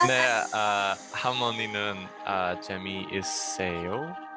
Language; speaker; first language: Korean; non-native, learner; English